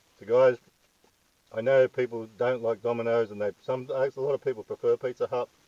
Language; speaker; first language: English; native; English